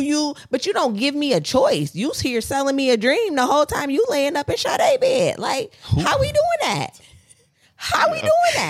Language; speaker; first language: English; native; English